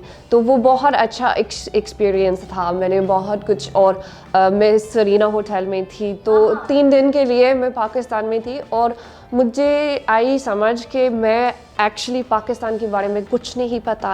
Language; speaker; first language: Hindi; non-native, learner; English